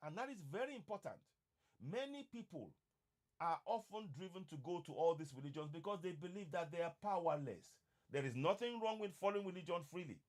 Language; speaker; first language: English; non-native, local second language; Yoruba